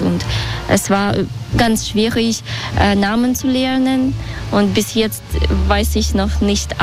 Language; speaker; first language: German; non-native, fluent; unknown